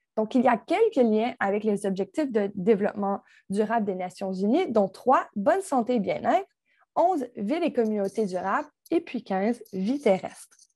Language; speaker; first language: French; native; French